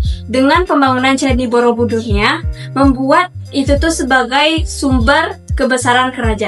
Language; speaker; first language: Indonesian; native; Indonesian